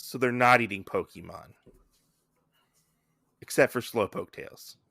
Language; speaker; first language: English; native; English